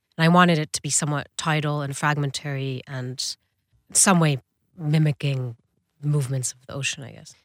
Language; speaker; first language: English; early bilingual, other home language; Dutch